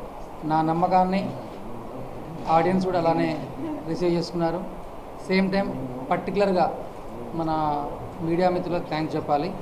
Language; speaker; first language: Telugu; native; Telugu